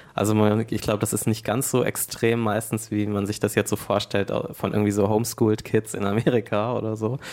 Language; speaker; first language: German; native; German